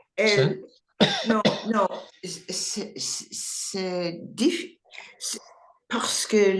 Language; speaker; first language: French; non-native, learner; English